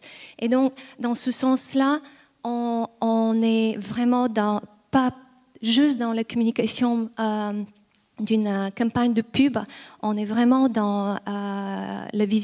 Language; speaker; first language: French; non-native, fluent; Bulgarian